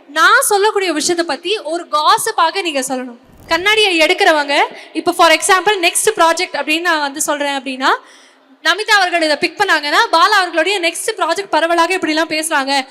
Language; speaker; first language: Tamil; native; Tamil